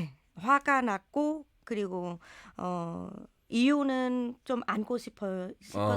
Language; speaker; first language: Korean; non-native, learner; Vietnamese